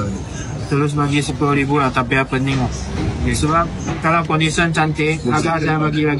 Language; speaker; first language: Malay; non-native, local second language; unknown